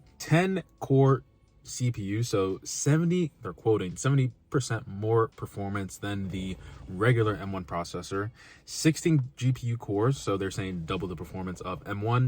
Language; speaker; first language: English; native; English